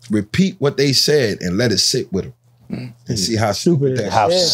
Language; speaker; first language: English; native; English